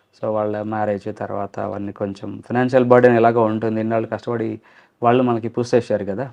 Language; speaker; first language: Telugu; non-native, local second language; Lambadi